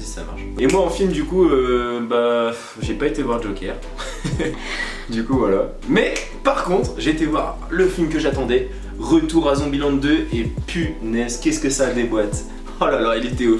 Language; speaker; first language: French; native; French